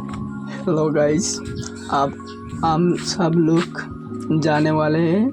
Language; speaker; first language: Hindi; non-native, local second language; Bangla